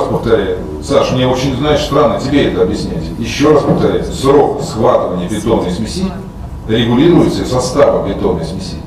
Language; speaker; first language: Russian; native; Russian